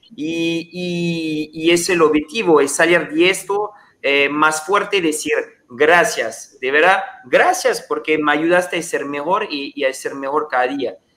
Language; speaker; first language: Spanish; non-native, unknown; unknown